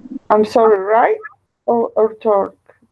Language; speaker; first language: English; non-native, learner; Spanish